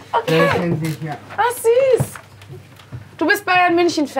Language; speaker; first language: German; native; German